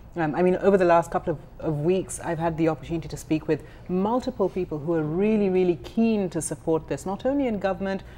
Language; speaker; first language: English; non-native, local second language; Ganda